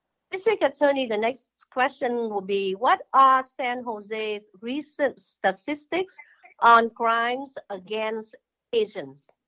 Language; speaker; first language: English; non-native, fluent; Vietnamese